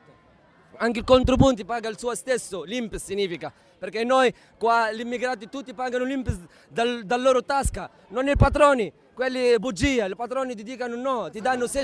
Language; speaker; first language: Italian; non-native, learner; Arabic